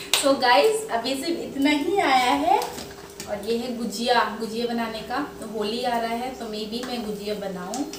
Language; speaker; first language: Hindi; non-native, local second language; Bangla